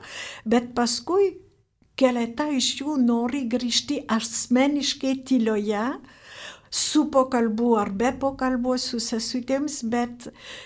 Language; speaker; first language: Lithuanian; non-native, fluent; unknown